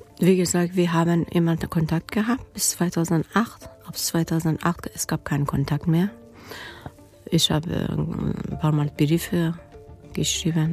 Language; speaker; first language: German; non-native, learner; Persian